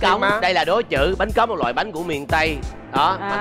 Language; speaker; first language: Vietnamese; native; Vietnamese